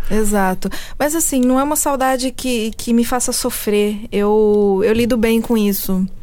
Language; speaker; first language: Portuguese; early bilingual, heritage; Portuguese